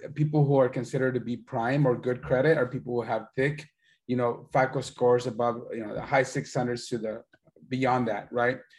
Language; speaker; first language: English; early bilingual, other home language; Spanish